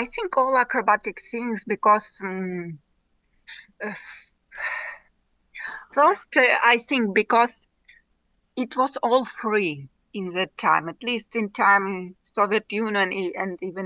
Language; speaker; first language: English; non-native, learner; Russian